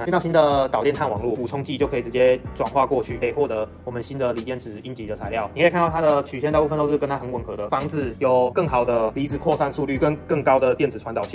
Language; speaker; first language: Chinese; native; Chinese